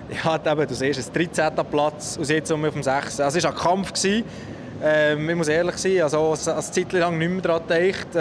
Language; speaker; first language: German; native; German